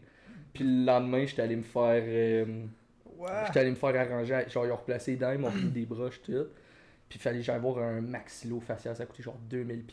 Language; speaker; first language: French; native; French